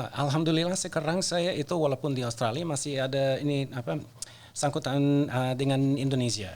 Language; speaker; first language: Indonesian; non-native, fluent; English